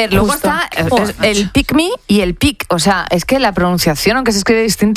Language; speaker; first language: Spanish; native; Spanish